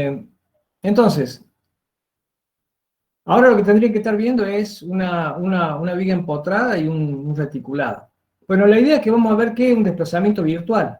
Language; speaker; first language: Spanish; native; Spanish